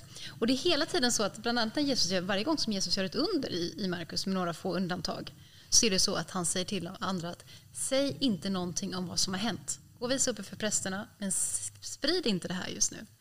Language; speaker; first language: Swedish; native; Swedish